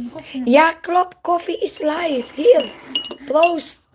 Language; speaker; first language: Dutch; non-native, learner; Filipino